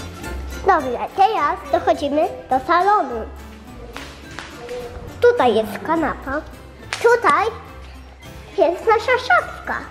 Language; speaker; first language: Polish; early bilingual, heritage; Polish